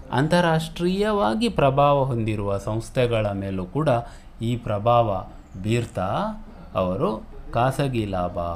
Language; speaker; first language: Kannada; non-native, local second language; Konkani